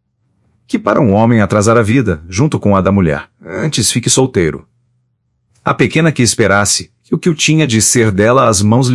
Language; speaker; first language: Portuguese; native; Portuguese